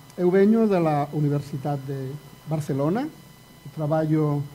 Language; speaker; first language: Portuguese; non-native, learner; Spanish